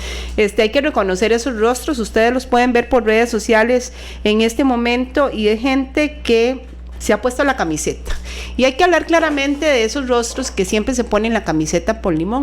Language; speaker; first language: Spanish; native; Spanish